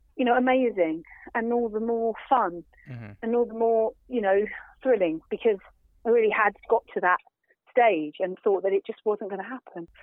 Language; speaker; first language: English; native; English